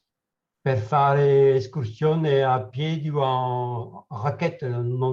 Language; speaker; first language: Italian; non-native, learner; French